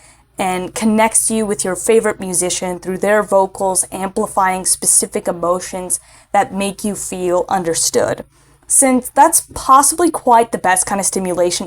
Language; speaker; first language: English; native; English